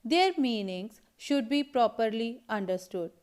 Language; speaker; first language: English; non-native, local second language; Punjabi